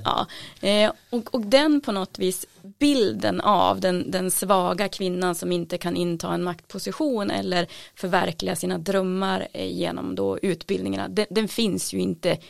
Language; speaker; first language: Swedish; native; Swedish